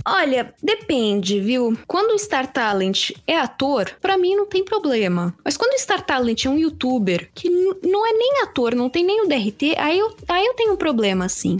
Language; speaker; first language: Portuguese; native; Portuguese